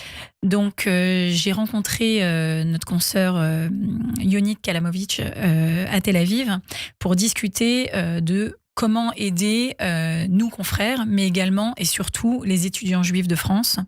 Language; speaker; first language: French; native; French